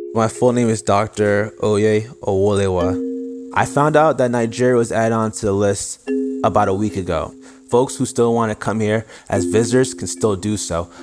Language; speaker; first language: English; early bilingual, other home language; Yoruba